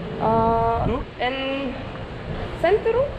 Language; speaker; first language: Spanish; non-native, learner; Korean